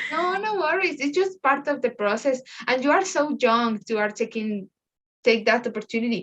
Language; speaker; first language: English; non-native, fluent; Spanish